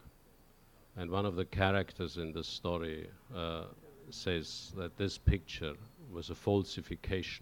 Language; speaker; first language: English; non-native, fluent; German